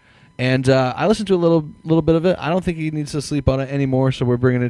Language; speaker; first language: English; native; English